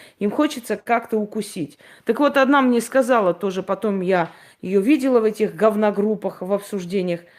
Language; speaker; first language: Russian; native; Russian